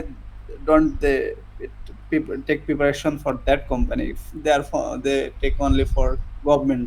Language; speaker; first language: English; non-native, learner; Bangla